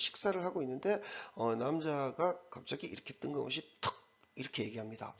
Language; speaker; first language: Korean; native; Korean